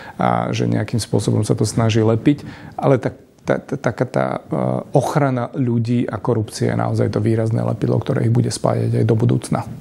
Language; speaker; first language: Slovak; native; Slovak